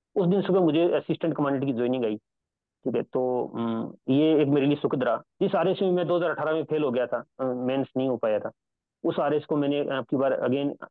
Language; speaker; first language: Hindi; native; Hindi